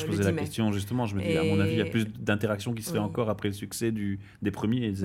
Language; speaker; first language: French; native; French